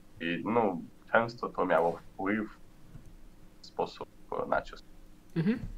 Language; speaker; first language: Polish; non-native, learner; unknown